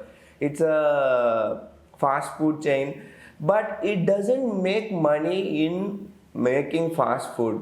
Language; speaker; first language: English; non-native, local second language; Tamil